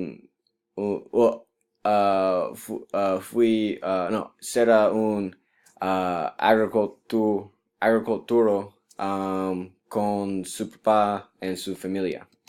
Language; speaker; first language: Spanish; non-native, learner; English